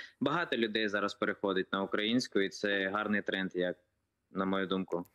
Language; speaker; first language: Ukrainian; non-native, local second language; Russian